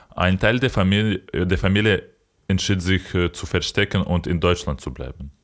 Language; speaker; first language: German; non-native, fluent; Ukrainian